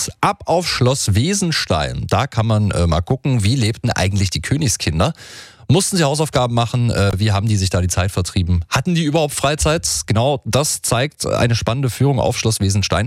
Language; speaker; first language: German; native; German